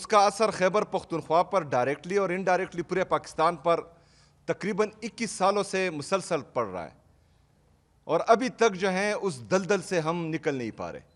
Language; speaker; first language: Urdu; non-native, local second language; Pashto